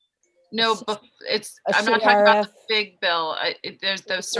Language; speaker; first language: English; native; English